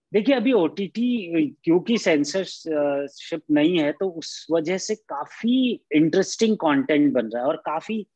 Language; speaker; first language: Hindi; native; Hindi